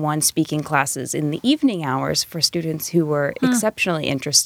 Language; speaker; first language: English; native; English